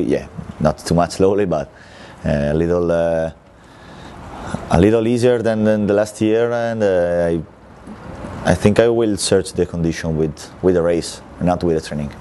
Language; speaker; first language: English; non-native, learner; Italian